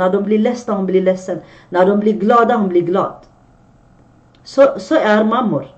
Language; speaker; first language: Swedish; non-native, fluent; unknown